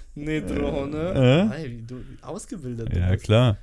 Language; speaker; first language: German; early bilingual, other home language; Polish